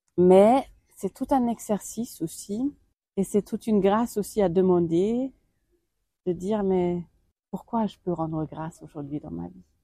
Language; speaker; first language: French; non-native, fluent; German